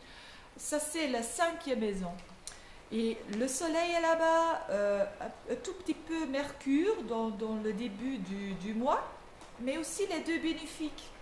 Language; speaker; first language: French; non-native, local second language; Dutch